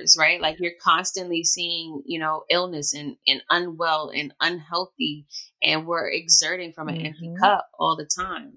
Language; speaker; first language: English; native; English